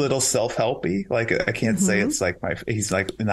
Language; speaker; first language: English; native; English